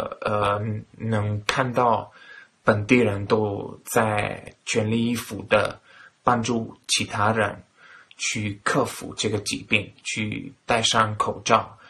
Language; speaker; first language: Chinese; non-native, fluent; Italian